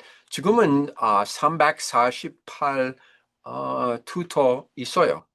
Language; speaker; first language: Korean; non-native, learner; English